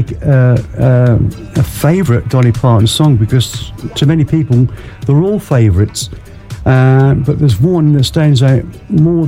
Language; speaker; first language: English; native; English